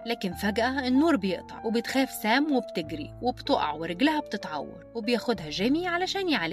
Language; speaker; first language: Arabic; native; Arabic